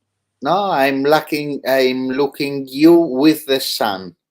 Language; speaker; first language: English; non-native, learner; Italian